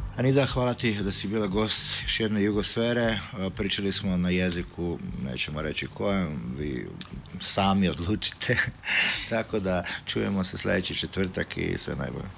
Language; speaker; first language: Croatian; early bilingual, other home language; Slovenian